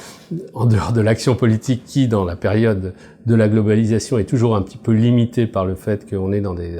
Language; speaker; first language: French; native; French